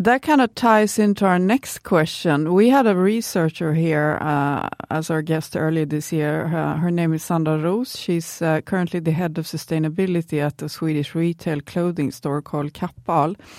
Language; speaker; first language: English; non-native, fluent; Swedish